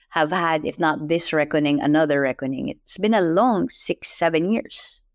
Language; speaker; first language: English; non-native, local second language; Filipino